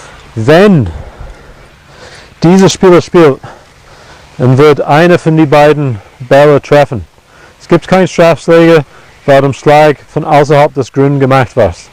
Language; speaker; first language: German; non-native, fluent; English